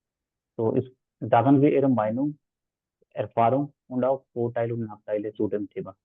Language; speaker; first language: German; non-native, fluent; Hindi